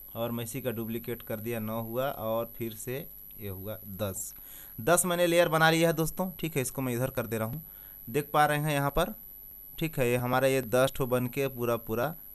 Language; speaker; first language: Hindi; native; Hindi